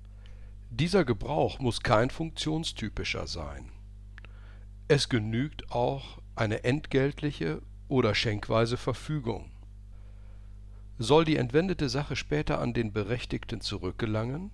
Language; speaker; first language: German; native; German